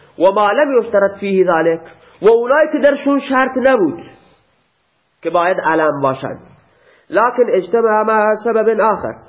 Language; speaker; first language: Persian; non-native, local second language; Baluchi